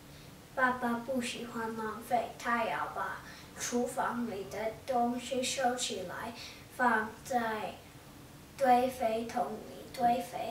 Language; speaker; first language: Chinese; non-native, learner; English